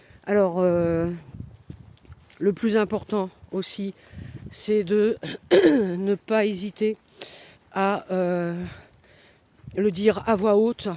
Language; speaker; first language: French; native; French